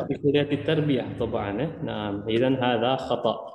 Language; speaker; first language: Arabic; non-native, fluent; Indonesian